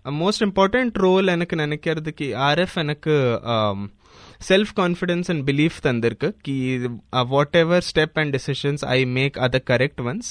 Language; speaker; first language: Tamil; early bilingual, heritage; Tamil